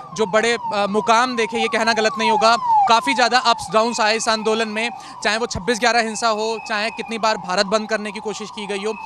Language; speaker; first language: Hindi; native; Hindi